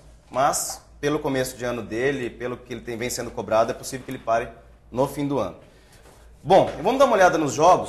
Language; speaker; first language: Portuguese; native; Portuguese